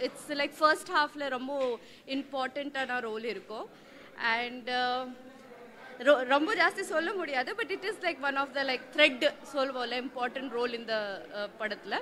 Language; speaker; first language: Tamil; non-native, learner; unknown